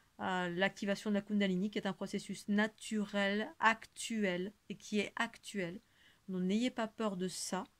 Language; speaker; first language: French; native; French